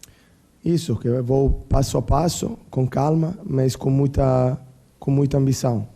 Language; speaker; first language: Portuguese; non-native, learner; Italian